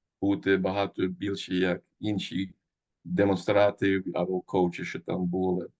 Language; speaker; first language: Ukrainian; early bilingual, heritage; Ukrainian